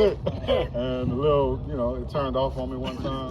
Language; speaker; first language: English; native; English